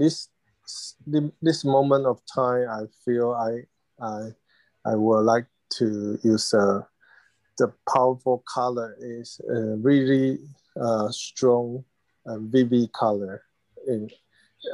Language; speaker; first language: English; non-native, learner; Chinese